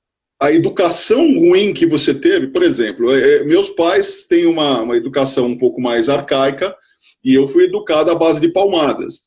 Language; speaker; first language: Portuguese; native; Portuguese